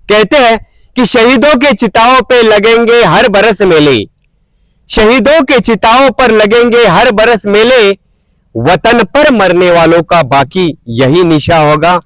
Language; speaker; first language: Hindi; non-native, local second language; Marathi